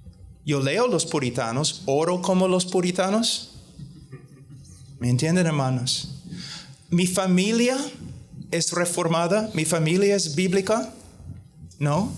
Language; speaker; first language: Spanish; non-native, fluent; English